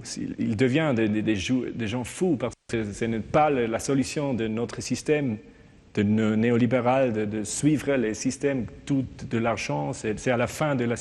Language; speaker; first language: French; non-native, learner; German